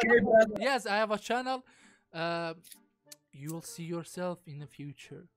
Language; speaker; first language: English; non-native, learner; Central Kurdish